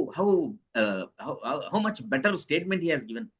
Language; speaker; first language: English; non-native, local second language; Telugu